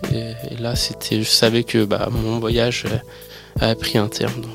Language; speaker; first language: French; early bilingual, other home language; Persian